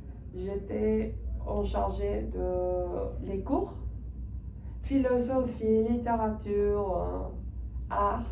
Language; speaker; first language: French; non-native, fluent; Spanish